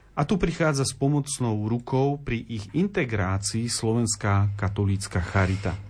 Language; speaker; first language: Slovak; native; Slovak